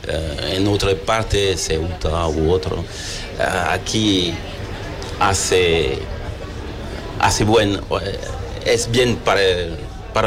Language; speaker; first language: Spanish; non-native, learner; French